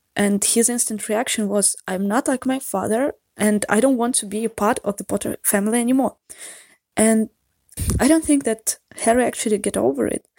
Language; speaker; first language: English; non-native, fluent; Russian